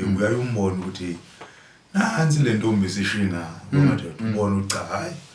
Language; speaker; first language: Zulu; native; Zulu